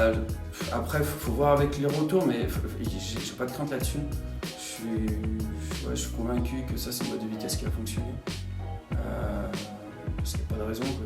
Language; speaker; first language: French; native; French